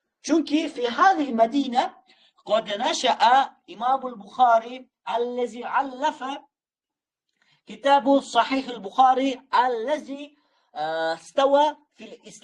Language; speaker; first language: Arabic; non-native, fluent; Uzbek